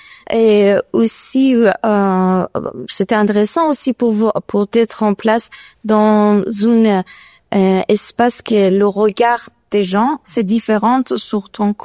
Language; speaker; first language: French; non-native, learner; Persian